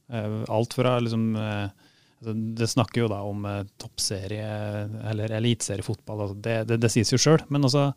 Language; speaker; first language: Norwegian; native; Norwegian